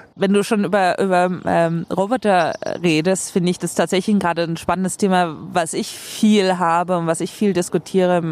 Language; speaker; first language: German; non-native, fluent; Swedish